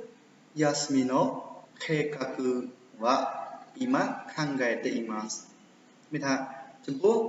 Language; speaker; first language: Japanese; non-native, fluent; Khmer